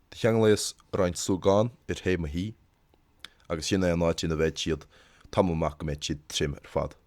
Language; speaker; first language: Irish; native; Irish